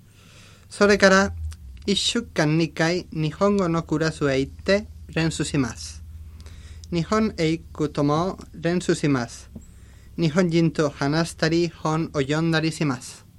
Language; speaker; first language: Japanese; non-native, learner; Spanish